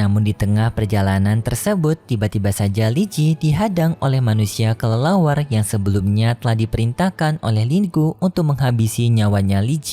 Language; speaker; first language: Indonesian; native; Indonesian